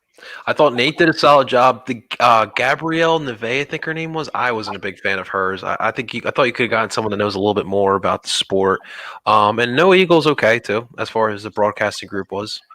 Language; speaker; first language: English; native; English